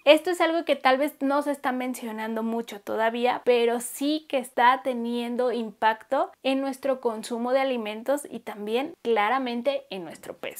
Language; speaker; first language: Spanish; native; Spanish